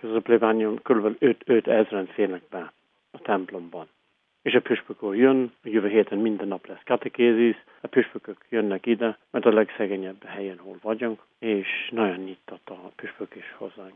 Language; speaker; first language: Hungarian; non-native, learner; English